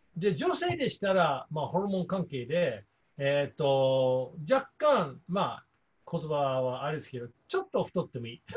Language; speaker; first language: Japanese; non-native, fluent; English